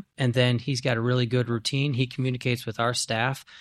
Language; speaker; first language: English; native; English